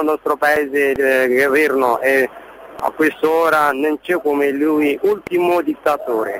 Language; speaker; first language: Italian; non-native, learner; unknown